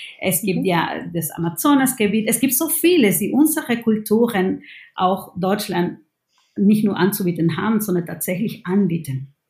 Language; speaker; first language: German; non-native, fluent; Spanish